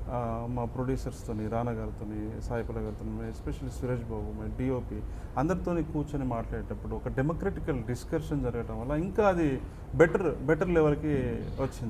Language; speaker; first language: Telugu; native; Telugu